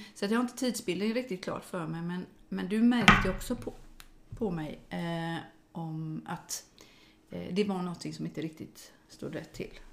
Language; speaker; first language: Swedish; native; Swedish